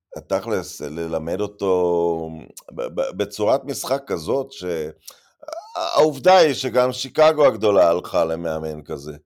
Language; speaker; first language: Hebrew; native; Hebrew